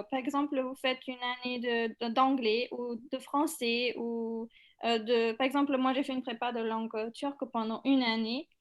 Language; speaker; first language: French; non-native, fluent; Macedonian